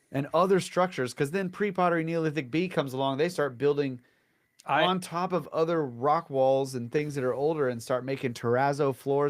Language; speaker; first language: English; native; English